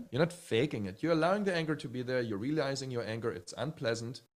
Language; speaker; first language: English; early bilingual, other home language; Czech